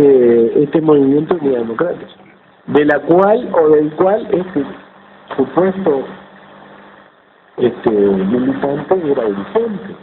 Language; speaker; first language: Spanish; native; Spanish